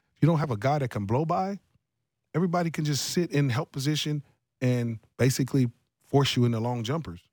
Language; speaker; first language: English; native; English